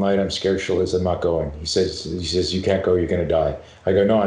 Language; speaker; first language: English; native; English